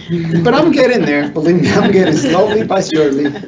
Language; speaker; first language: English; non-native, fluent; Spanish